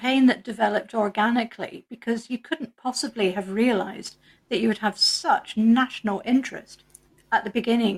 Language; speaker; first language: English; native; English